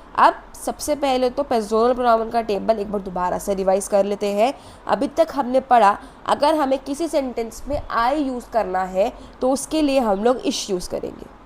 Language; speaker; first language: Hindi; native; Hindi